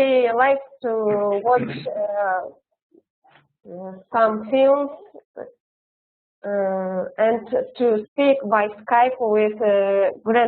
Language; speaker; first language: English; non-native, learner; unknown